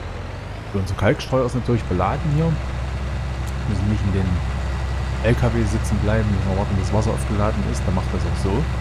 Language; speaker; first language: German; native; German